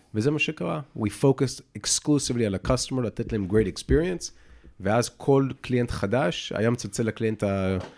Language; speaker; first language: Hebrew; native; Hebrew